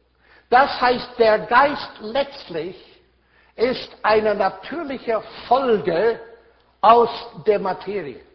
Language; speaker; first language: German; non-native, fluent; English